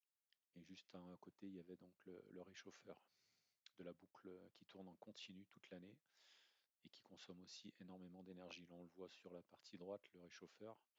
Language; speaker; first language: French; native; French